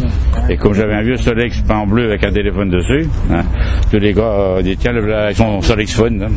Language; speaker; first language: French; native; French